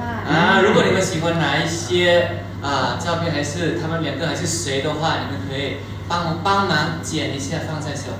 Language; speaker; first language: Chinese; non-native, fluent; Thai